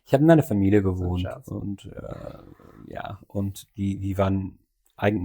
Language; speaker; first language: German; non-native, fluent; English